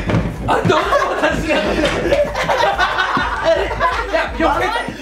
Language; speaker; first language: Japanese; native; Japanese